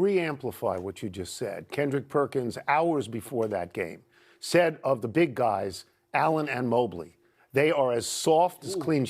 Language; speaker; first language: English; native; English